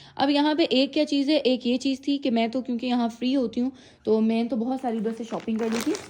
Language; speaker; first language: Urdu; native; Urdu